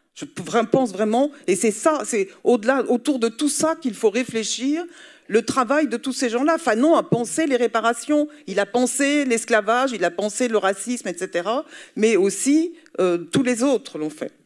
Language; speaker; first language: French; native; French